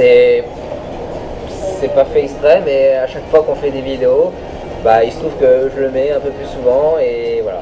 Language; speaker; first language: French; native; French